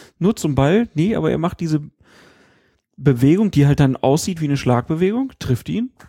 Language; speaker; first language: German; native; German